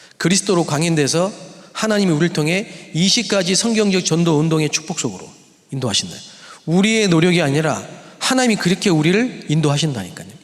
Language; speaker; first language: Korean; native; Korean